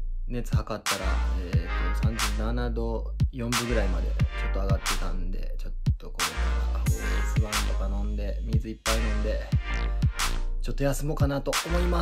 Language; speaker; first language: Japanese; native; Japanese